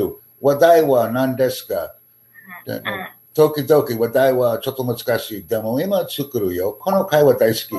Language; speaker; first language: Japanese; non-native, learner; English